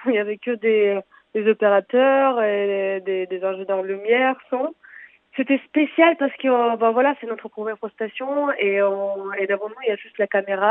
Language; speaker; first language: French; early bilingual, other home language; Armenian